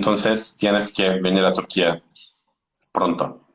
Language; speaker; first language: Spanish; non-native, learner; Turkish